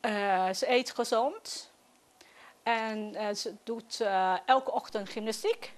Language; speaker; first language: Dutch; non-native, fluent; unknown